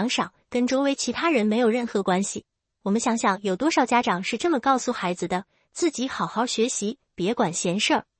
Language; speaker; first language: Chinese; native; Chinese